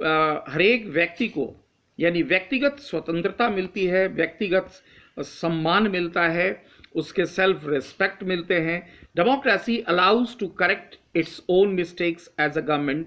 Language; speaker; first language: Hindi; native; Hindi